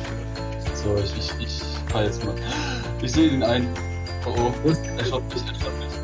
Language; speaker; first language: German; native; German